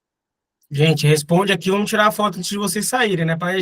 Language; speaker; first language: Portuguese; native; Portuguese